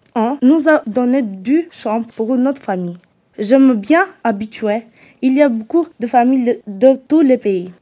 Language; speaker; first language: French; non-native, learner; Albanian